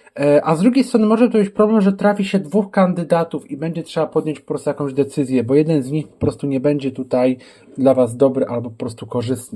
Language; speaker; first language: Polish; native; Polish